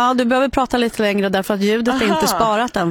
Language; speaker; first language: Swedish; native; Swedish